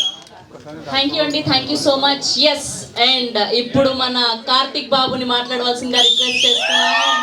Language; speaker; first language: Telugu; native; Telugu